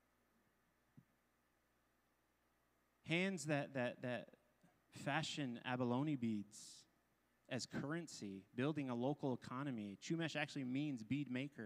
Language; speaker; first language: English; native; English